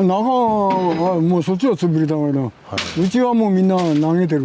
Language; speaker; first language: Japanese; native; Japanese